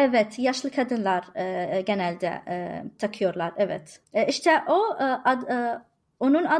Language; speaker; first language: Turkish; non-native, learner; Arabic